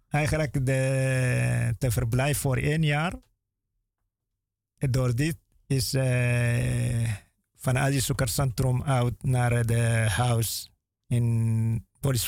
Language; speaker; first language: Dutch; non-native, learner; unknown